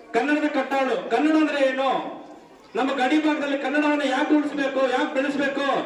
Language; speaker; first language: Kannada; non-native, local second language; Urdu